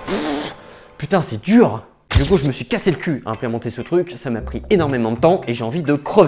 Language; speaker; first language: French; native; French